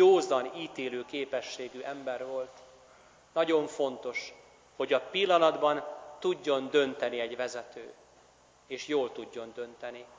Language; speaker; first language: Hungarian; native; Hungarian